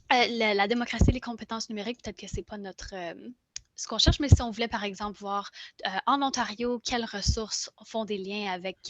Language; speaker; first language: French; native; French